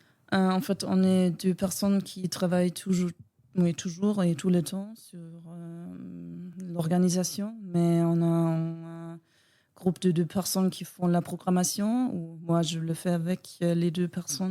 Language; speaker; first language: French; non-native, learner; German